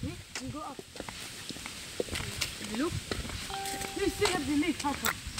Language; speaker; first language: English; non-native, learner; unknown